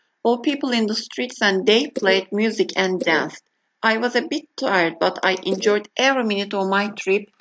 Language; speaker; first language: English; non-native, fluent; Turkish